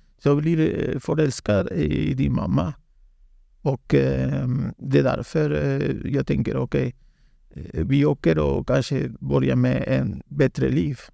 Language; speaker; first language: Swedish; non-native, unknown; Spanish